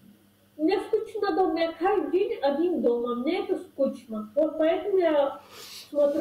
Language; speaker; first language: Russian; non-native, fluent; Lezghian